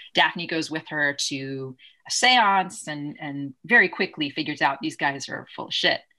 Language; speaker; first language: English; native; English